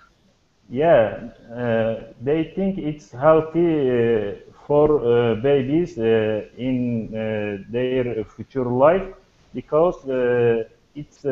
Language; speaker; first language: English; non-native, learner; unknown